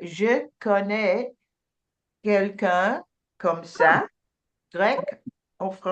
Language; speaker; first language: French; non-native, learner; English